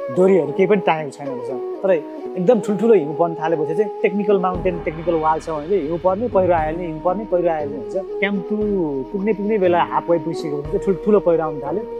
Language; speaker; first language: Nepali; non-native, local second language; Sherpa